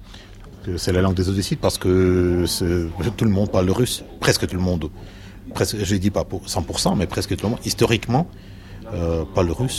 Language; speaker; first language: French; non-native, fluent; Russian